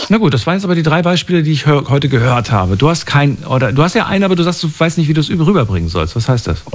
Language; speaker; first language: German; native; German